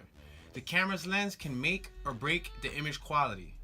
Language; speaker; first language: English; native; English